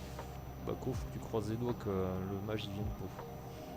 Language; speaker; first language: French; native; French